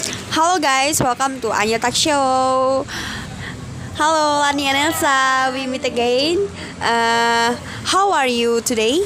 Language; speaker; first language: English; non-native, learner; Indonesian